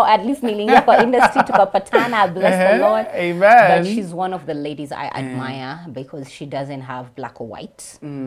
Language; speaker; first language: English; non-native, local second language; Swahili